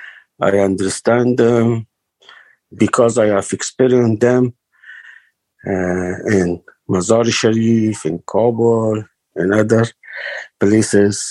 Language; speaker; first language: English; non-native, learner; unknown